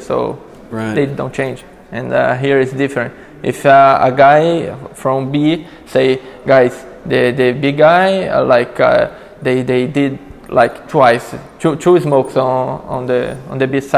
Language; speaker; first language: English; non-native, learner; Portuguese